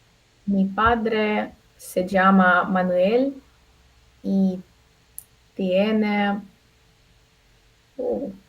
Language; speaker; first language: Spanish; non-native, learner; Russian